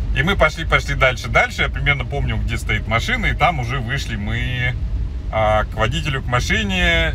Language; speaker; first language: Russian; native; Russian